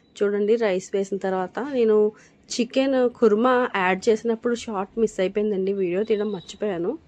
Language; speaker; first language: Telugu; non-native, local second language; Urdu